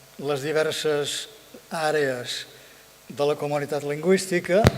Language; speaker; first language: Catalan; native; Catalan